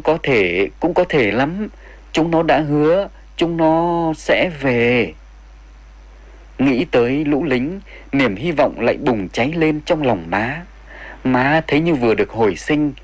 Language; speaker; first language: Vietnamese; native; Vietnamese